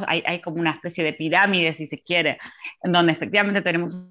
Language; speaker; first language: Spanish; native; Spanish